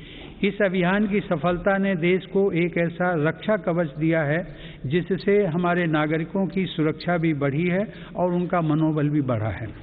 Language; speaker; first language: Hindi; native; Hindi